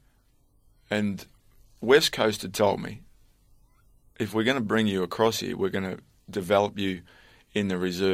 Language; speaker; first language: English; native; English